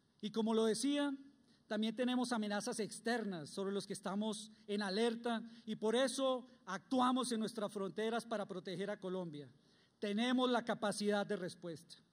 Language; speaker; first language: Spanish; native; Spanish